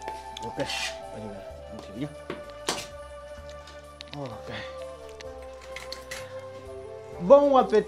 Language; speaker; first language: Portuguese; non-native, learner; Vietnamese